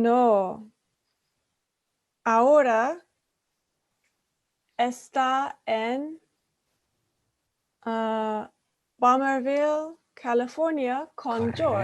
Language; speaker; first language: Spanish; non-native, learner; English